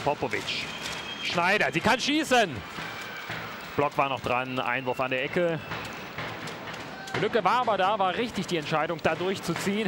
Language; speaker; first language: German; native; German